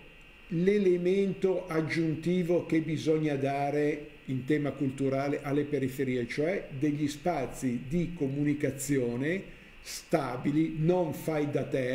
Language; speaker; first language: Italian; native; Italian